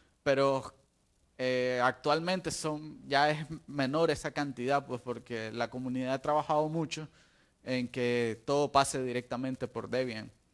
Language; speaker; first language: Spanish; native; Spanish